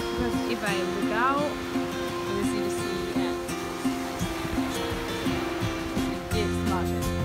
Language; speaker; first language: English; non-native, learner; Thai